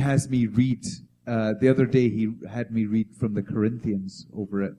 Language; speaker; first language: English; native; English